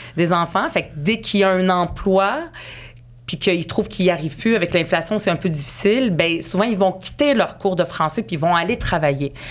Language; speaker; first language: French; early bilingual, other home language; Arabic